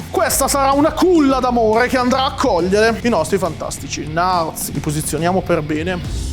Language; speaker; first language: Italian; native; Italian